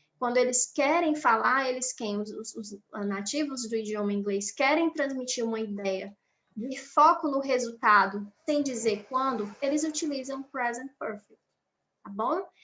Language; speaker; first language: Portuguese; native; Portuguese